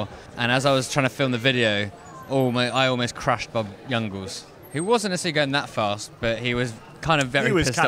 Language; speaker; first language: English; native; English